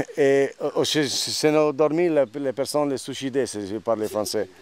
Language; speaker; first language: French; non-native, learner; Italian